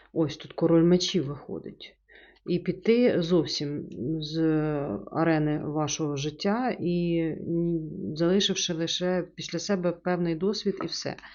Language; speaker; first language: Ukrainian; non-native, local second language; Russian